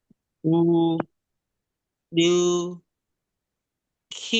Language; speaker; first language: Chinese; non-native, learner; Indonesian